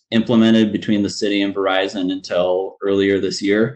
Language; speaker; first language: English; native; English